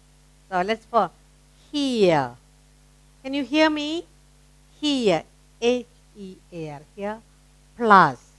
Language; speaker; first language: English; non-native, local second language; Tamil